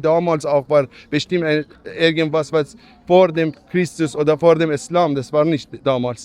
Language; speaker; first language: German; non-native, learner; Persian